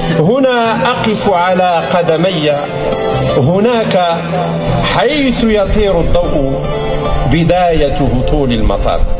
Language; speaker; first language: Arabic; non-native, local second language; Central Atlas Tamazight